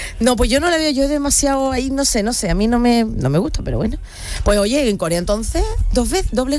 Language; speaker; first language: Spanish; native; Spanish